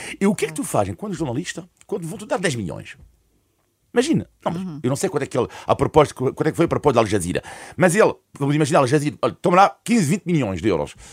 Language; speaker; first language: Portuguese; non-native, fluent; French